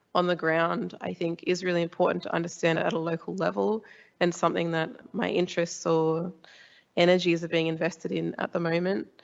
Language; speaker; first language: English; native; English